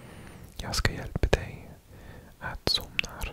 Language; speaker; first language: Swedish; non-native, learner; English